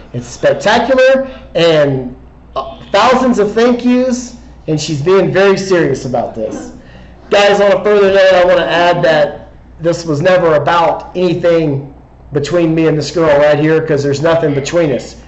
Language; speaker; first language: English; native; English